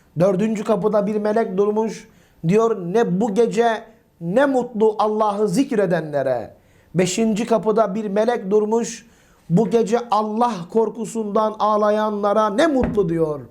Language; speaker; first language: Turkish; native; Turkish